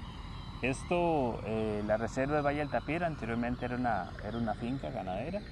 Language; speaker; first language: Spanish; native; Spanish